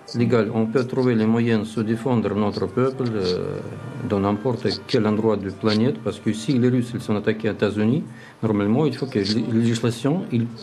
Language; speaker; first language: French; non-native, learner; Russian